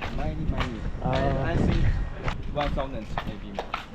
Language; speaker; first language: English; non-native, learner; Chinese